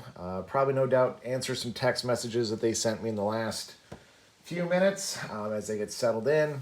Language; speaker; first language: English; native; English